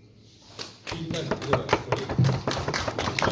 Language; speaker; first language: German; native; German